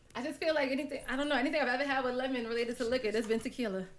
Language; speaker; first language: English; early bilingual, other home language; Spanish